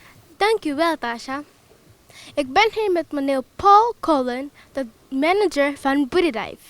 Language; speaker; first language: Dutch; non-native, local second language; Papiamento